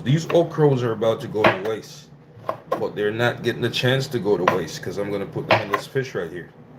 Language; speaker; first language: English; native; English